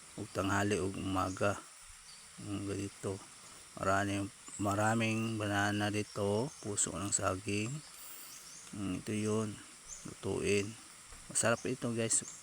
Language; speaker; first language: Filipino; non-native, local second language; Cebuano